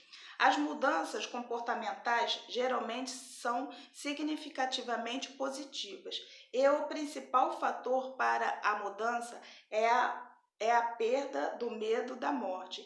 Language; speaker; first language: Portuguese; native; Portuguese